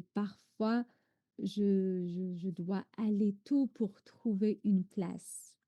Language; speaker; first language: French; non-native, fluent; Arabic